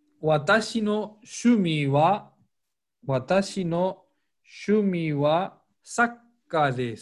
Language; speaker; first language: Japanese; non-native, fluent; Spanish